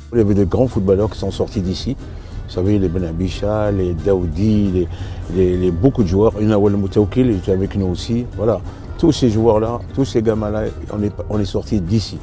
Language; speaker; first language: French; non-native, local second language; Arabic